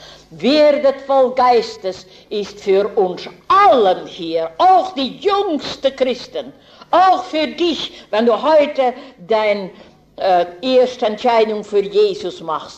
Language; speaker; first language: German; non-native, fluent; Dutch